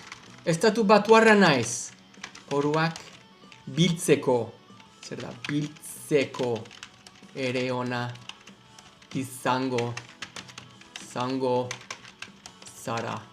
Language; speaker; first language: Basque; non-native, learner; English